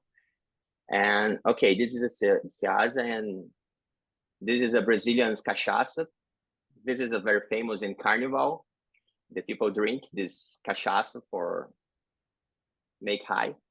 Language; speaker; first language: English; non-native, learner; Portuguese